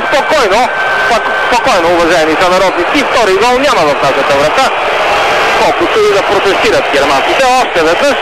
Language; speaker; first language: Bulgarian; native; Bulgarian